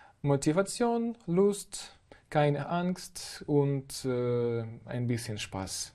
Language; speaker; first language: German; non-native, fluent; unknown